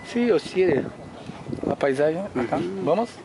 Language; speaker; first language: Spanish; non-native, learner; Portuguese